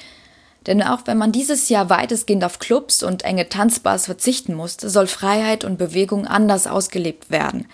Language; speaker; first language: German; native; German